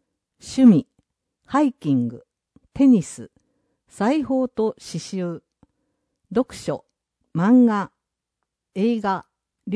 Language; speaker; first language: Japanese; non-native, fluent; English